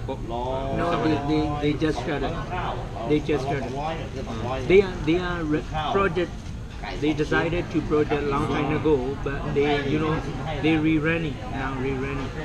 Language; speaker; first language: English; non-native, learner; Burmese